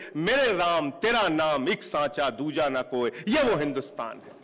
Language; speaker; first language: Hindi; native; Hindi